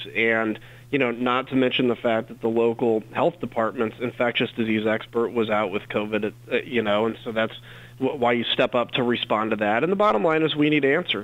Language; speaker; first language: English; native; English